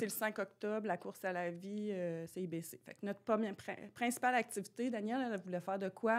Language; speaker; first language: French; native; French